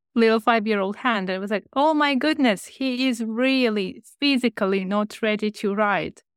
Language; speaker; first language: English; non-native, fluent; Ukrainian